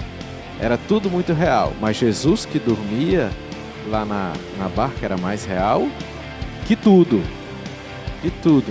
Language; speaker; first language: Portuguese; native; Portuguese